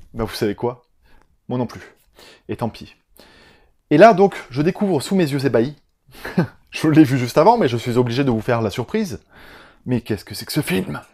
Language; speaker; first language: French; native; French